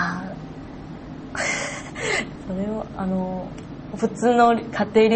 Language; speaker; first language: Japanese; non-native, learner; Chinese